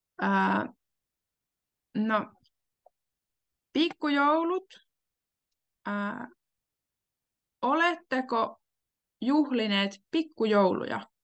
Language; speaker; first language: Finnish; native; Finnish